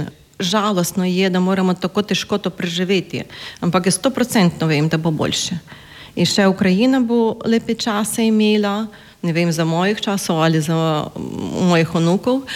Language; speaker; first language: Slovenian; non-native, fluent; Ukrainian